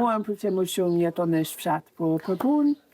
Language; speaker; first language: Albanian; non-native, learner; English